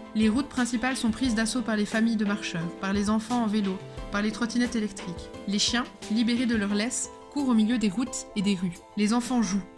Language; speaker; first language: French; early bilingual, other home language; Hebrew